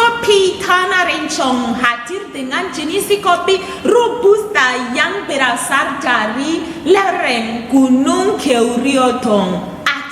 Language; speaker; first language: Indonesian; non-native, fluent; English